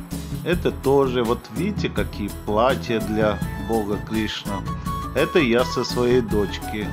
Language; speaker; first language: Russian; non-native, fluent; Hindi